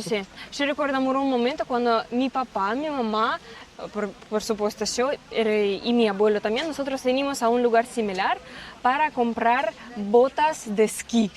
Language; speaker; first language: Spanish; non-native, fluent; Russian